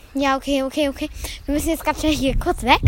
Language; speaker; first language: German; native; German